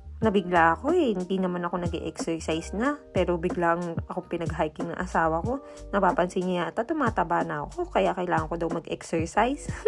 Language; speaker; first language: Filipino; native; Filipino